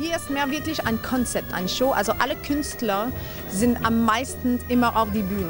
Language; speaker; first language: German; non-native, learner; French